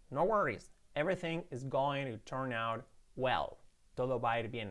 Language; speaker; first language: English; non-native, fluent; Spanish